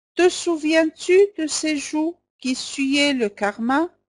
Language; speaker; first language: French; non-native, local second language; Arabic